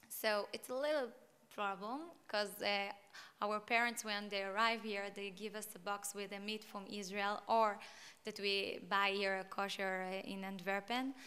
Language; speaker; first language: English; non-native, learner; Hebrew